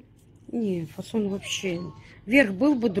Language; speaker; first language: Russian; native; Russian